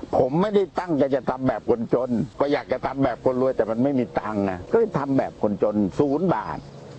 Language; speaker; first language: Thai; native; Thai